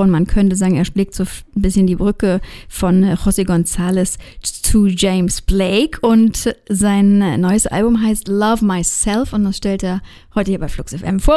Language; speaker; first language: German; native; German